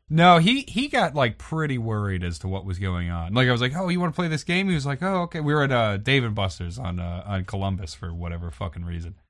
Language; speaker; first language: English; native; English